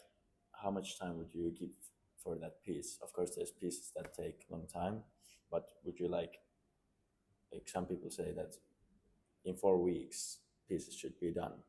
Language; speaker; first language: English; non-native, learner; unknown